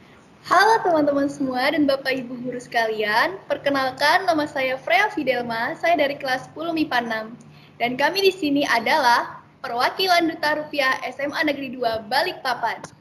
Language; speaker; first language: Indonesian; native; Indonesian